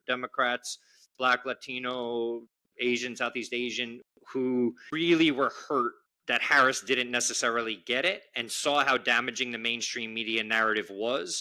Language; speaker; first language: English; native; English